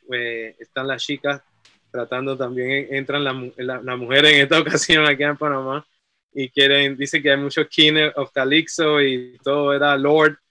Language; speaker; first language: Spanish; native; Spanish